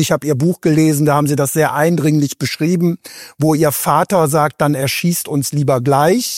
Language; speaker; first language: German; native; German